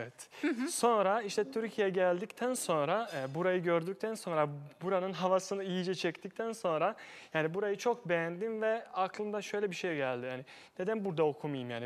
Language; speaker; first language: Turkish; non-native, fluent; Bosnian